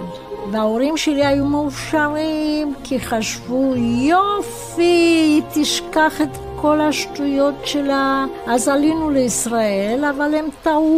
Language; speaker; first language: Hebrew; non-native, fluent; Romanian